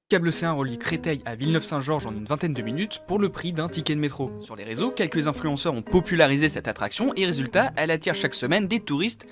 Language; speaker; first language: French; native; French